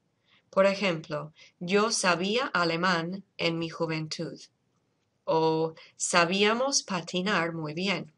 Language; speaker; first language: Spanish; non-native, fluent; English